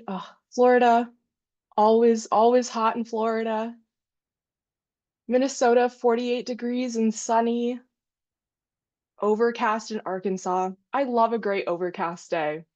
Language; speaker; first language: English; native; English